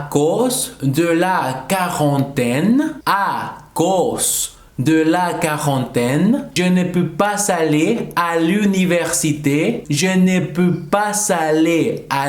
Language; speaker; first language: French; non-native, fluent; Spanish